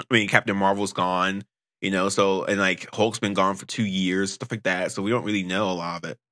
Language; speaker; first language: English; native; English